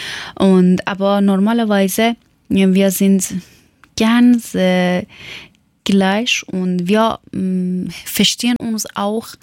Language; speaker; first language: German; non-native, learner; Persian